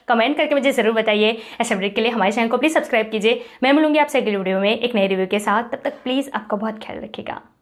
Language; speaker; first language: Hindi; native; Hindi